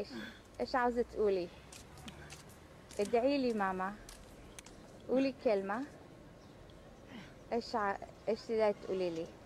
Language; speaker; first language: Arabic; native; Arabic